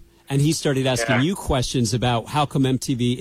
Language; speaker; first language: English; native; English